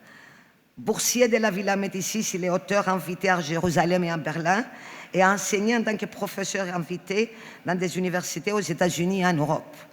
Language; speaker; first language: French; non-native, fluent; Greek